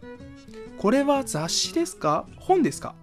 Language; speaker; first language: Japanese; non-native, fluent; Chinese